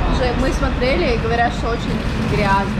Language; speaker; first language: Russian; early bilingual, heritage; English